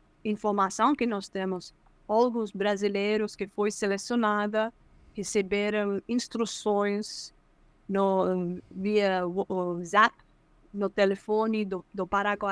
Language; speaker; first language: Portuguese; non-native, fluent; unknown